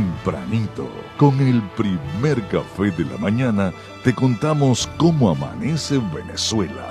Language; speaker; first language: Spanish; native; Spanish